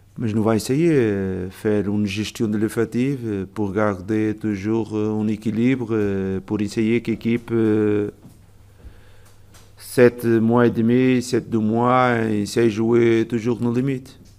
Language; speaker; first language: French; non-native, learner; Portuguese